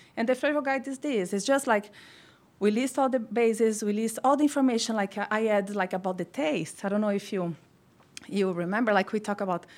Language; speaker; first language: English; non-native, fluent; Portuguese